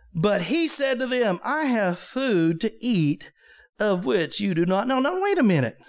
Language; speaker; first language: English; native; English